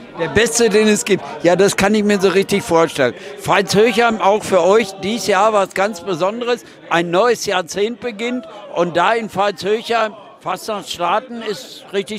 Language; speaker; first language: German; native; German